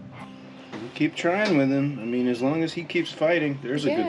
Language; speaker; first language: English; native; English